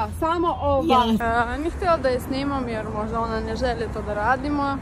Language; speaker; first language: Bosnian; non-native, learner; Russian